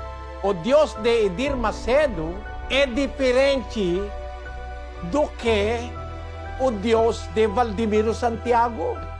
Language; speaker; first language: Portuguese; non-native, local second language; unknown